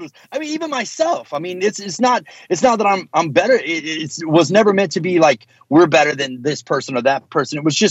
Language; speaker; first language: English; native; English